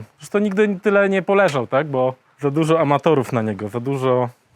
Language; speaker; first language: Polish; native; Polish